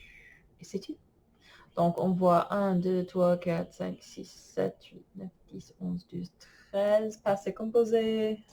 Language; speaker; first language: French; non-native, fluent; English